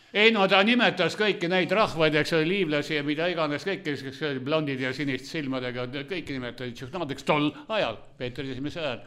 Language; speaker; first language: Estonian; non-native, local second language; Russian